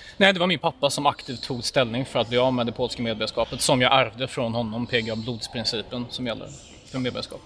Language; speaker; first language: Swedish; early bilingual, other home language; Polish